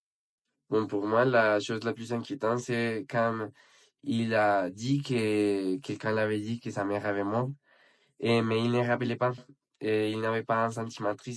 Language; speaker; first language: French; non-native, learner; Spanish